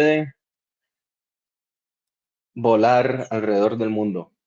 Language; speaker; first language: Spanish; non-native, learner; English